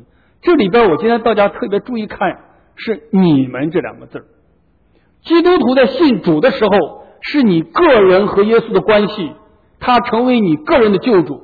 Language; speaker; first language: Chinese; native; Chinese